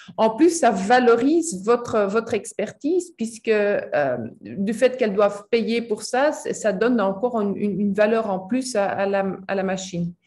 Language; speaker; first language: French; native; French